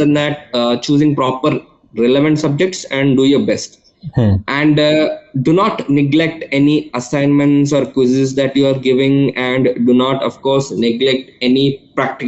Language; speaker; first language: English; non-native, local second language; Telugu